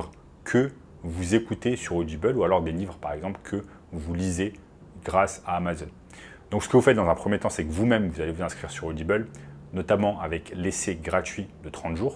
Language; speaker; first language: French; native; French